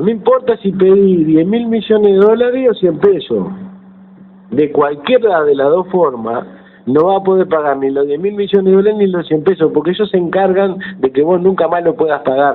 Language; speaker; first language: Spanish; native; Spanish